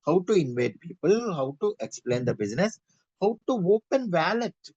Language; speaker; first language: English; non-native, local second language; Tamil